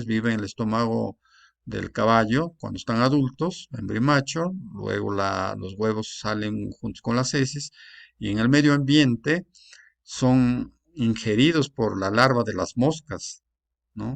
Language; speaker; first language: Spanish; native; Spanish